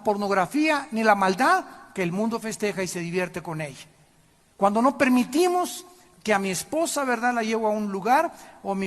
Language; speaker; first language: Spanish; native; Spanish